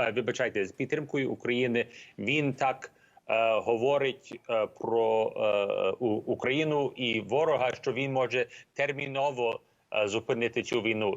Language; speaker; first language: Ukrainian; early bilingual, heritage; Ukrainian